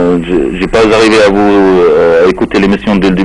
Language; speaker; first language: French; non-native, fluent; Arabic